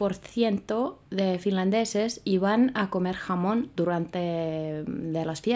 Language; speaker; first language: Spanish; non-native, fluent; Finnish